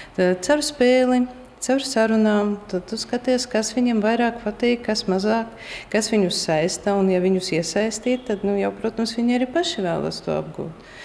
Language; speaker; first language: Latvian; non-native, local second language; Russian